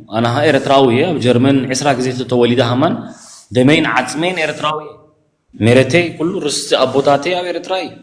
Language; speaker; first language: Tigrinya; early bilingual, heritage; Tigrinya